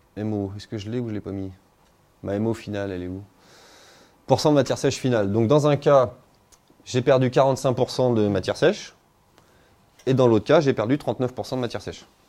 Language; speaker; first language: French; native; French